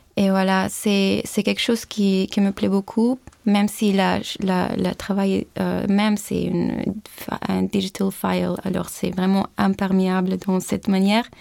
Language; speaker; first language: French; non-native, fluent; Turkish